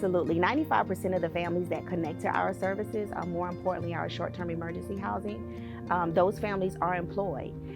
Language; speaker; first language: English; native; English